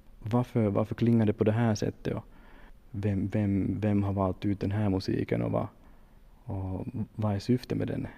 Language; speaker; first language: Swedish; native; Swedish